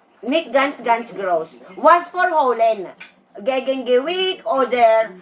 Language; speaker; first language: German; non-native, learner; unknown